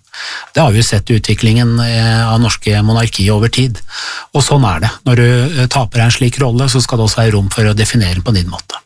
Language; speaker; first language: Norwegian; native; Norwegian